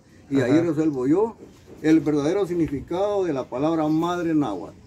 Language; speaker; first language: Spanish; native; Spanish